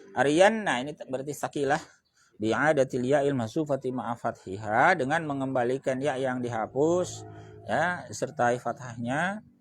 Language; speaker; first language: Indonesian; native; Indonesian